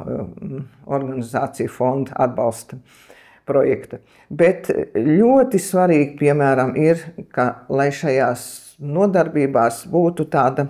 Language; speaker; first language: Latvian; native; Latvian